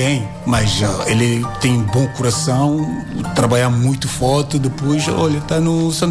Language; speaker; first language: Portuguese; non-native, learner; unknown